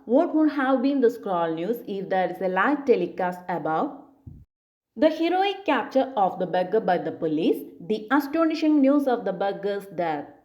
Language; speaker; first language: English; non-native, local second language; Malayalam